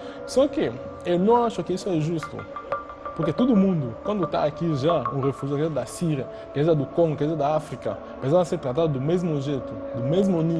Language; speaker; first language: Portuguese; non-native, fluent; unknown